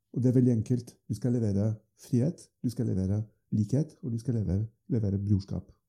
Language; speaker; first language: Norwegian; non-native, fluent; French